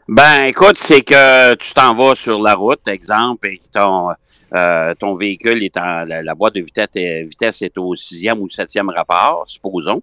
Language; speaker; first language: French; native; French